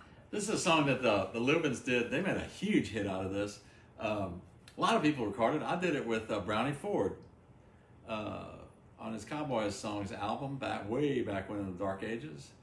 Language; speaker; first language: English; early bilingual, other home language; French